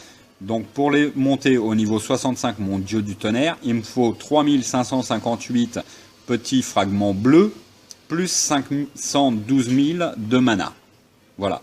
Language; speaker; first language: French; native; French